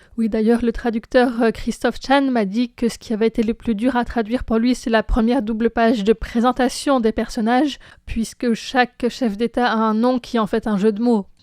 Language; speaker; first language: French; native; French